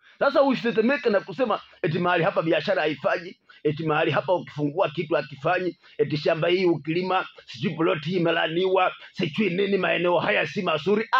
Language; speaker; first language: Swahili; non-native, local second language; Luyia